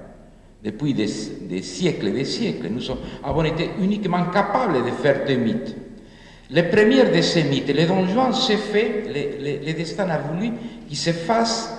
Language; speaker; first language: French; non-native, fluent; Spanish